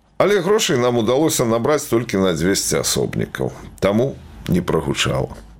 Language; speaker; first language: Belarusian; native; Belarusian